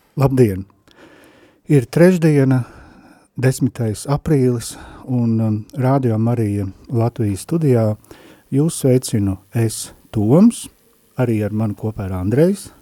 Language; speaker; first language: Latvian; native; Latvian